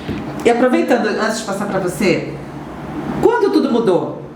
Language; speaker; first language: Portuguese; native; Portuguese